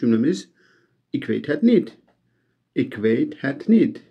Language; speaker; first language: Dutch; non-native, learner; Turkish